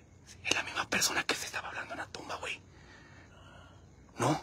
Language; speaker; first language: Spanish; native; Spanish